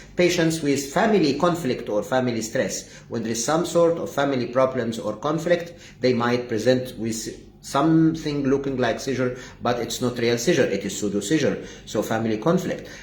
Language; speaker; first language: English; non-native, fluent; Arabic